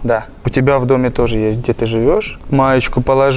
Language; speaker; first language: Russian; native; Russian